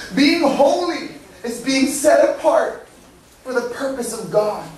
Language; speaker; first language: English; early bilingual, other home language; Spanish